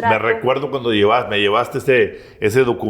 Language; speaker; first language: Spanish; native; Spanish